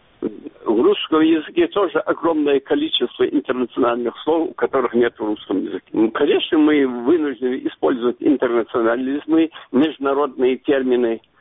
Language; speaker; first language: Russian; non-native, local second language; Ingush